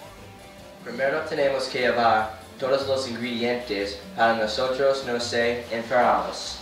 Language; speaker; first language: Spanish; non-native, learner; English